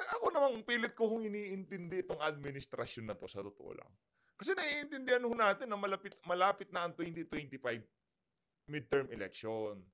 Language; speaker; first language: Filipino; native; Filipino